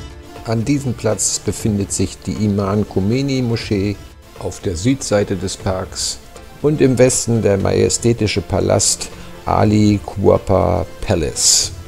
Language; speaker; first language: German; native; German